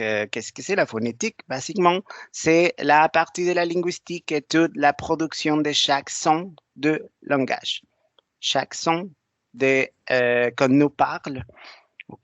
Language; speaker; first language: French; non-native, learner; Spanish